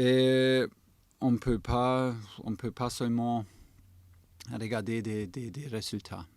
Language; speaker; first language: French; non-native, fluent; German